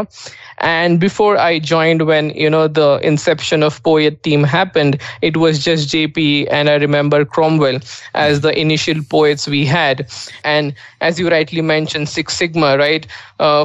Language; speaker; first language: English; non-native, local second language; Marathi